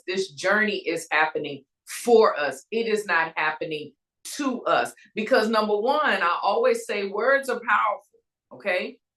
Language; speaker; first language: English; native; English